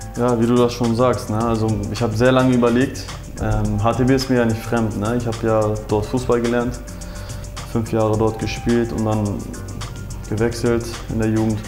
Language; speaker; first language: German; early bilingual, other home language; Turkish